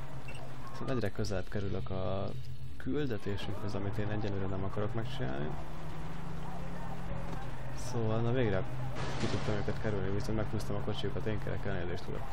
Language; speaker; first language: Hungarian; native; Hungarian